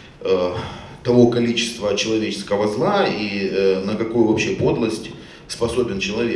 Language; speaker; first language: Russian; native; Russian